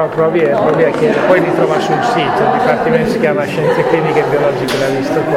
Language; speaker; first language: Italian; native; Italian